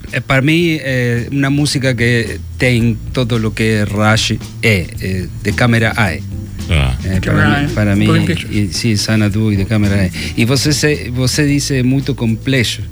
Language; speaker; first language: Portuguese; non-native, learner; Spanish